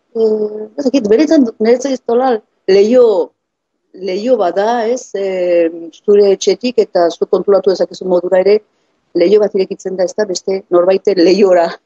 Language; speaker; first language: Basque; native; Basque